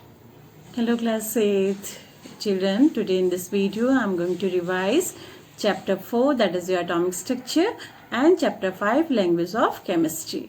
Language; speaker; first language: English; non-native, local second language; Hindi